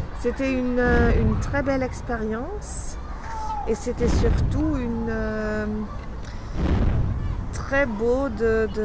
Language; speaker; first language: French; non-native, fluent; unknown